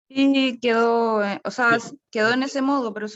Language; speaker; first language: Spanish; native; Spanish